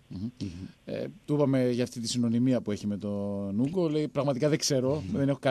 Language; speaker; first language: Greek; native; Greek